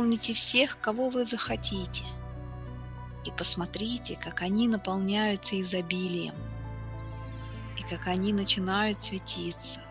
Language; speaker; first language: Russian; native; Russian